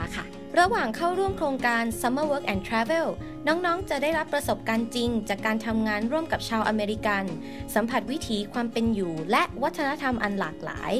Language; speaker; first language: Thai; native; Thai